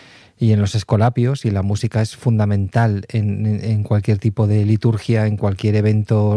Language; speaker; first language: Spanish; native; Spanish